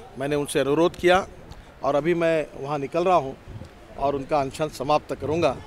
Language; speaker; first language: Hindi; non-native, local second language; Marathi